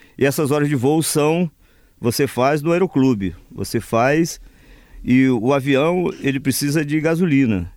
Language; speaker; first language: Portuguese; native; Portuguese